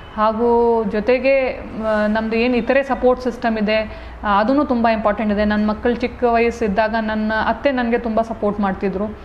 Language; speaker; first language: Kannada; non-native, fluent; Hindi